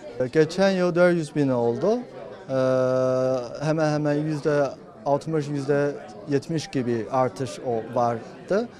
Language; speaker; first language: Turkish; non-native, fluent; Chinese